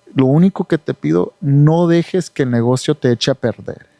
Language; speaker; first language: Spanish; early bilingual, heritage; Spanish